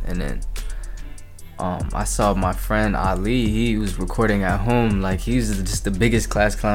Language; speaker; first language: English; native; English